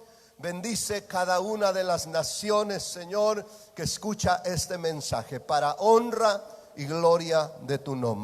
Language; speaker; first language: Spanish; native; Spanish